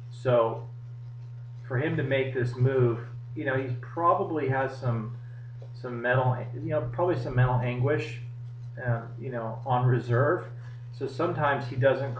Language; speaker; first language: English; native; English